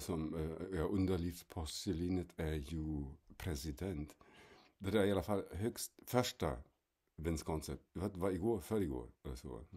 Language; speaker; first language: Swedish; non-native, fluent; German